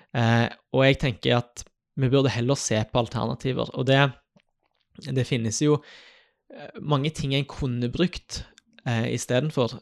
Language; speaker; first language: Norwegian; native; Norwegian